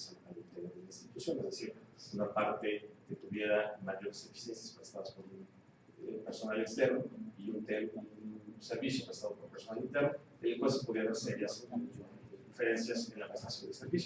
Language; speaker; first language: Spanish; native; Spanish